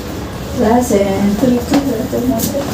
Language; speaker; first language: French; non-native, learner; Malagasy